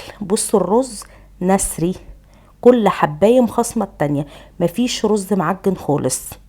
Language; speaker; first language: Arabic; native; Arabic